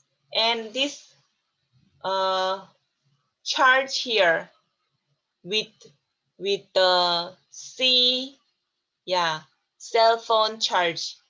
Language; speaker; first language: English; non-native, learner; Korean